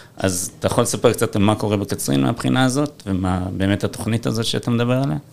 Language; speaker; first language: Hebrew; native; Hebrew